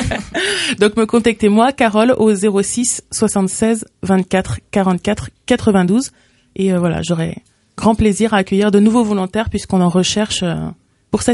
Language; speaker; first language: French; native; French